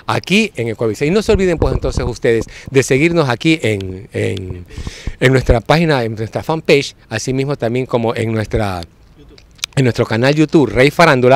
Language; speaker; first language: Spanish; native; Spanish